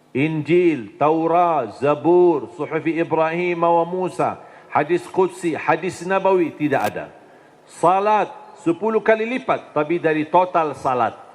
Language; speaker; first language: Indonesian; non-native, fluent; Arabic